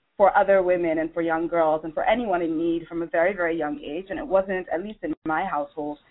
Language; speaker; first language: English; non-native, local second language; Yoruba